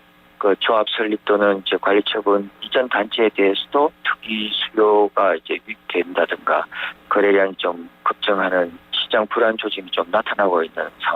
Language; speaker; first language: Korean; native; Korean